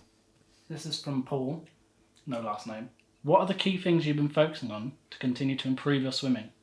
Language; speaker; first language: English; native; English